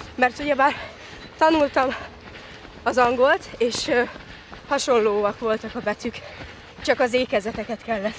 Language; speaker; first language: Hungarian; early bilingual, other home language; Russian